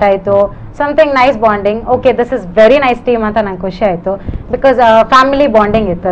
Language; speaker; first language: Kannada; non-native, local second language; Tulu